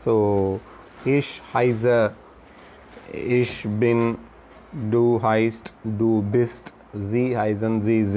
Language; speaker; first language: German; non-native, learner; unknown